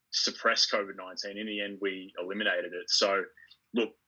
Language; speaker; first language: English; native; English